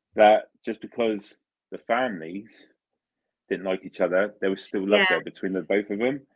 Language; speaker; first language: English; early bilingual, other home language; Italian